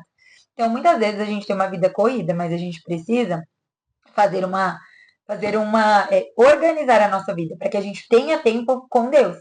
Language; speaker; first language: Portuguese; native; Portuguese